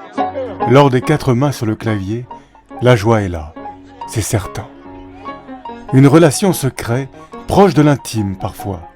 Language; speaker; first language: French; native; French